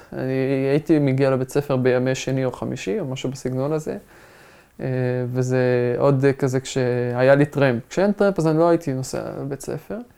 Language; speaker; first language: Hebrew; non-native, local second language; Arabic